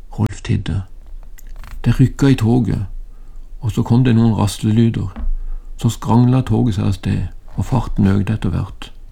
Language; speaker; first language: Norwegian; native; Norwegian